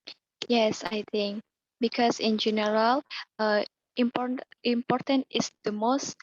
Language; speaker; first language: English; non-native, learner; Indonesian